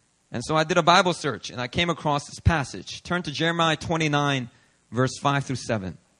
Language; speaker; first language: English; native; English